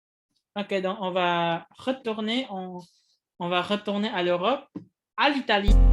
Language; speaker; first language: French; non-native, fluent; Indonesian